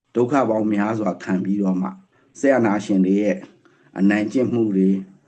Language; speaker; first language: Burmese; non-native, local second language; Pa'o Karen